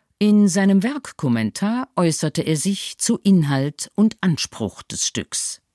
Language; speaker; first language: German; native; German